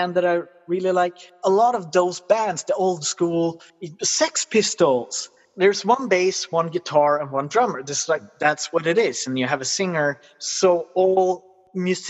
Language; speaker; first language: English; non-native, fluent; Swedish